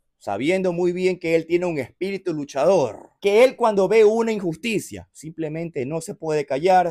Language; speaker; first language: Spanish; native; Spanish